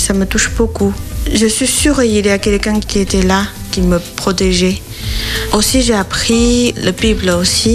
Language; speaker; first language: French; non-native, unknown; Chinese